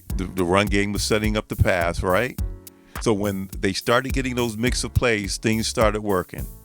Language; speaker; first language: English; native; English